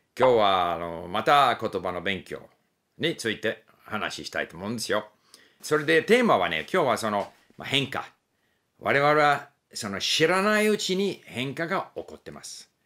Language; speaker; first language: Japanese; non-native, fluent; English